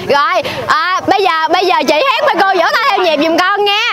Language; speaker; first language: Vietnamese; native; Vietnamese